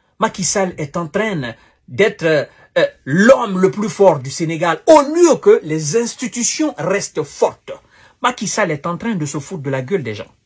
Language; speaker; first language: French; non-native, local second language; Wolof